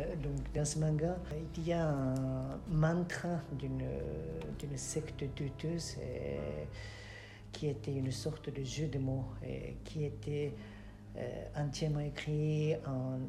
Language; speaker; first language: French; non-native, fluent; Japanese